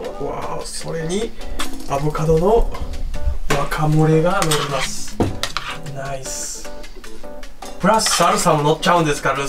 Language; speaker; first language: Japanese; native; Japanese